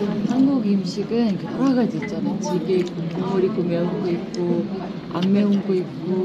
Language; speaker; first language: Korean; non-native, fluent; Uzbek